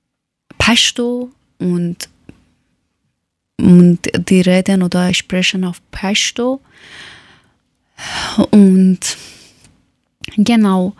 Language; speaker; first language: German; non-native, learner; Persian